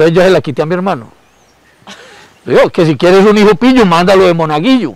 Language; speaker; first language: Spanish; native; Spanish